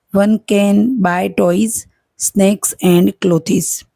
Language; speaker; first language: English; non-native, local second language; Gujarati